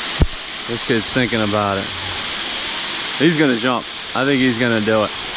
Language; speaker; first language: English; native; English